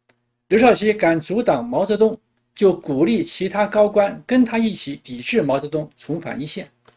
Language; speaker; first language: Chinese; native; Chinese